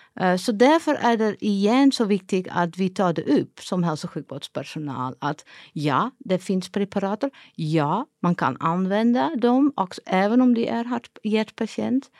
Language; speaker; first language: Swedish; non-native, fluent; Dutch